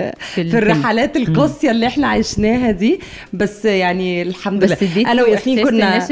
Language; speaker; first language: Arabic; native; Arabic